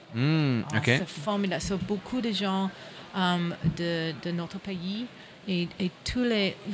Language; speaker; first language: French; non-native, learner; English